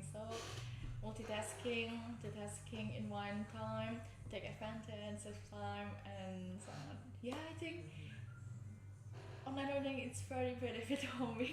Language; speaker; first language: English; non-native, learner; Indonesian